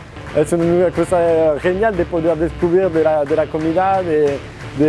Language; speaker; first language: Spanish; non-native, learner; French